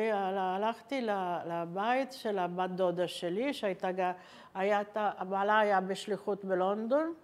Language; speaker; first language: Hebrew; non-native, fluent; Italian